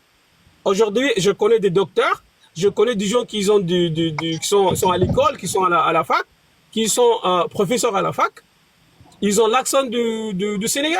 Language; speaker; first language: French; non-native, fluent; Arabic